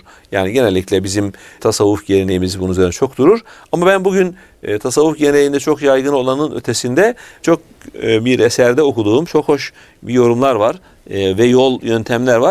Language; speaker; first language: Turkish; native; Turkish